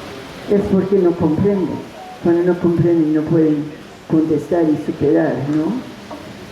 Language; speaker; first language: Spanish; non-native, fluent; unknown